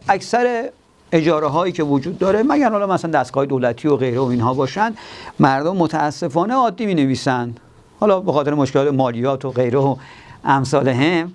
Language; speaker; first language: Persian; native; Persian